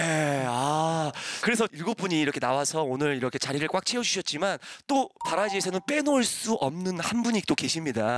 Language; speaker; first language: Korean; native; Korean